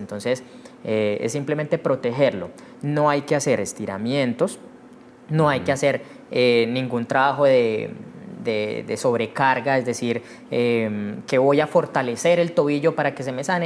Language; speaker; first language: Spanish; native; Spanish